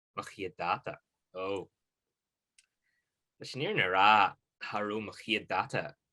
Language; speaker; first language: Irish; non-native, local second language; English